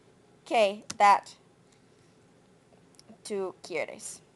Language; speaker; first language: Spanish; non-native, learner; English